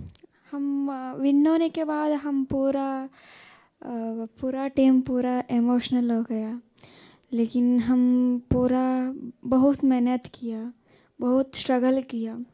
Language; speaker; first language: Hindi; non-native, local second language; Kannada